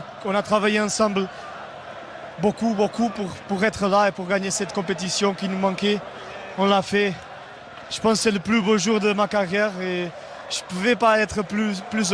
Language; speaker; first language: French; non-native, fluent; Portuguese